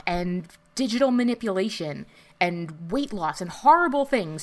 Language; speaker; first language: English; native; English